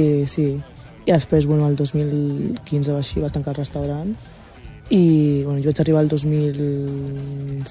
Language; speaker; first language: Catalan; early bilingual, other home language; Wolof